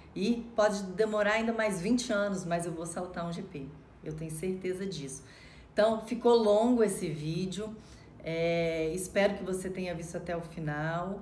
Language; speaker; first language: Portuguese; native; Portuguese